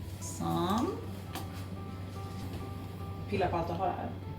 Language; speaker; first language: Swedish; native; Swedish